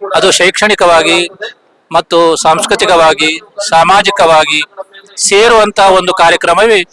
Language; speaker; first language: Kannada; native; Kannada